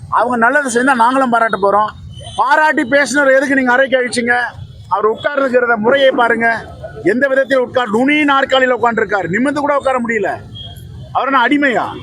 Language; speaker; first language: Tamil; native; Tamil